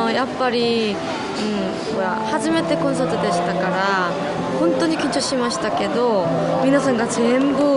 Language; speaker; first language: Japanese; non-native, fluent; Korean